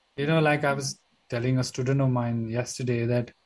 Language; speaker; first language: English; non-native, local second language; Marathi